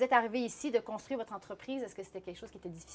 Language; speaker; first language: French; native; French